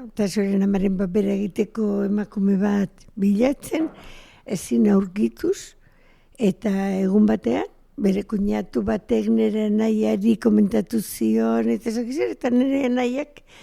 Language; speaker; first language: Basque; non-native, local second language; Spanish